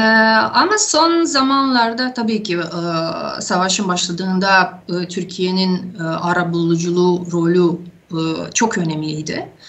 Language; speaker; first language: Turkish; non-native, fluent; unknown